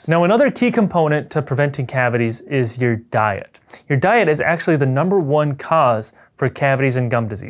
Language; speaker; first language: English; native; English